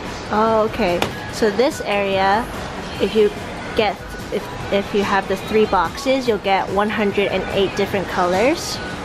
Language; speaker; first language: English; early bilingual, other home language; Chinese